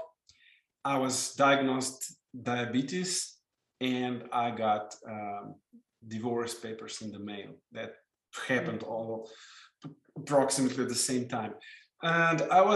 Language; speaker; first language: English; non-native, fluent; Slovenian